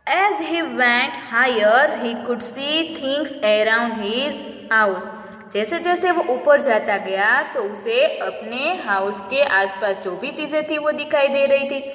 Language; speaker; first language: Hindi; non-native, local second language; Gujarati